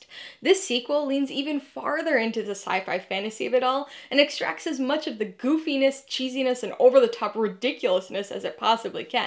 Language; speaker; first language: English; native; English